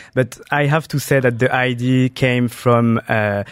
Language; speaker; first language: English; non-native, fluent; French